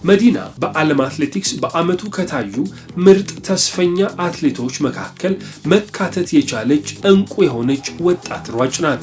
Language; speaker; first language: Amharic; native; Amharic